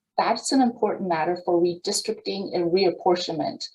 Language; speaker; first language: English; native; English